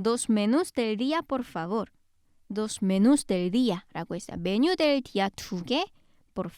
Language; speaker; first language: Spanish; non-native, fluent; Korean